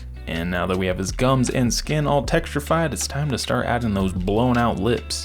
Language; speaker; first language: English; native; English